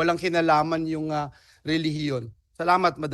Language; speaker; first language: Filipino; native; Filipino